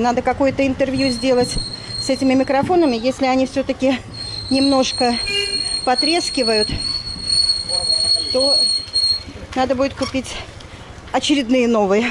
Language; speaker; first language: Russian; native; Russian